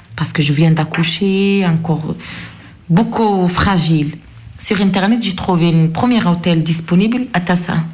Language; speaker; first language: French; non-native, local second language; Arabic